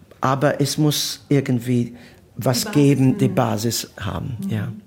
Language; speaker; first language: German; non-native, learner; Italian